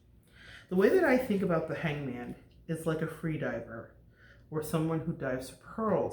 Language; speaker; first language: English; native; English